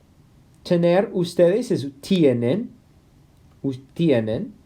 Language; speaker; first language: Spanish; non-native, fluent; English